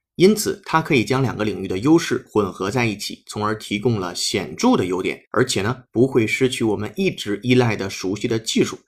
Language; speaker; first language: Chinese; native; Chinese